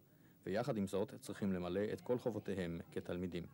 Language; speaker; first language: Hebrew; native; Hebrew